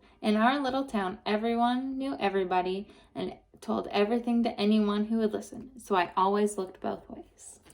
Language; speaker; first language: English; native; English